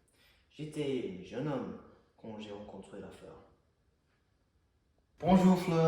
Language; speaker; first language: French; non-native, learner; English